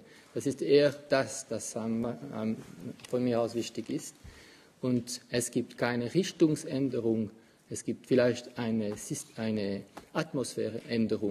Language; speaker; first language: German; non-native, local second language; French